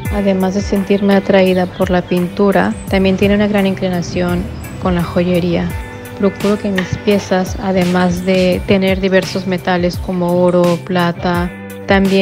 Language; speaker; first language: Spanish; native; Spanish